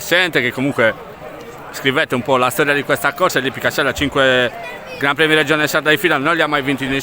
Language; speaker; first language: Italian; native; Italian